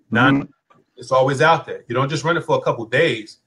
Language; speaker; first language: English; native; English